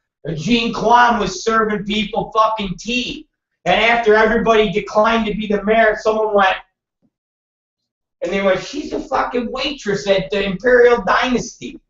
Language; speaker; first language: English; native; English